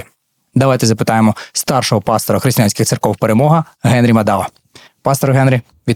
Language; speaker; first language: Ukrainian; native; Ukrainian